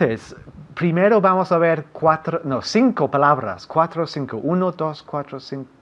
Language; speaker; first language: Spanish; non-native, fluent; English